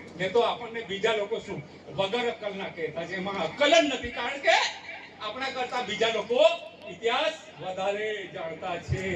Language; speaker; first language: Gujarati; non-native, local second language; Vasavi